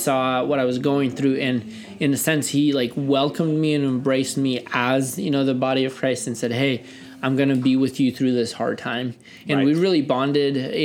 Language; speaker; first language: English; early bilingual, other home language; Russian